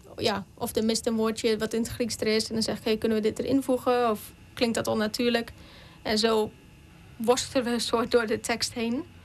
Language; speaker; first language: Dutch; native; Dutch